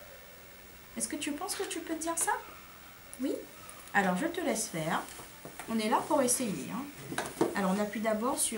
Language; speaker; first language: French; native; French